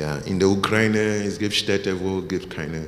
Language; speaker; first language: German; non-native, learner; English